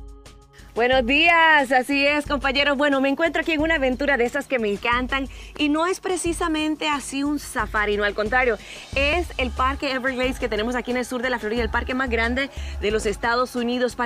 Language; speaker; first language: Spanish; native; Spanish